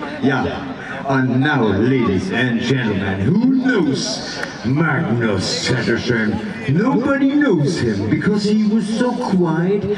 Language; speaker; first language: English; non-native, fluent; German